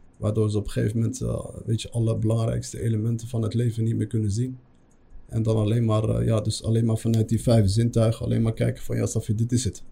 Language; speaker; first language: Dutch; early bilingual, other home language; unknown